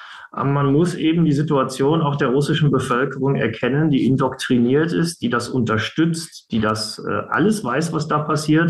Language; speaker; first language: German; native; German